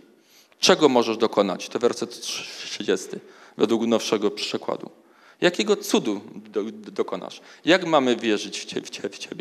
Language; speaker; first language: Polish; native; Polish